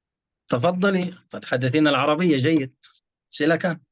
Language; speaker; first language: Arabic; native; Arabic